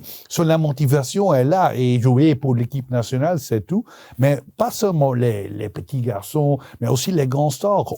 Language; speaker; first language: French; non-native, local second language; Dutch